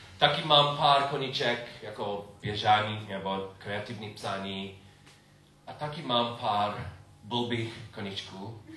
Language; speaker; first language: Czech; non-native, learner; English